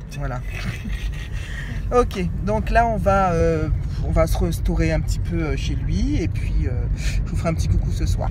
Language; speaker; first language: French; native; French